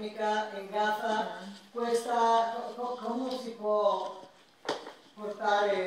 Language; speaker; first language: Italian; non-native, learner; Spanish